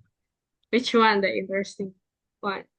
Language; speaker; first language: English; non-native, fluent; Indonesian